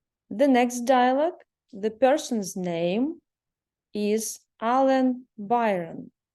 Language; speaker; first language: English; non-native, fluent; Ukrainian